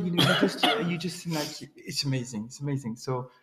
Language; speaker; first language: English; non-native, fluent; French